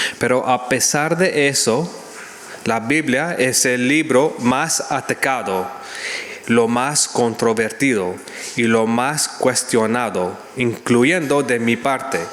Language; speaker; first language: Spanish; non-native, learner; English